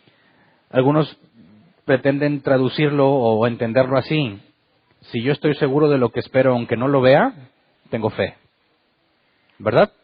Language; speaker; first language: Spanish; native; Spanish